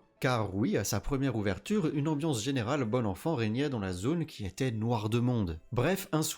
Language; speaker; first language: French; native; French